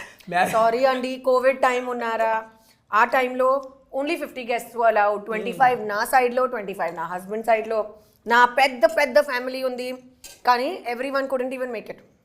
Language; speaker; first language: Telugu; non-native, learner; Hindi